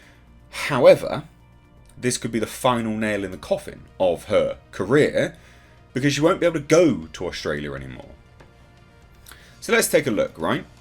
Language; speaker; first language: English; native; English